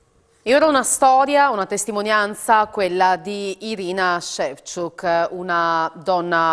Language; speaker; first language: Italian; native; Italian